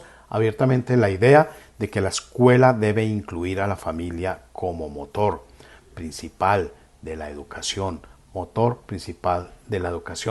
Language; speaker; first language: Spanish; native; Spanish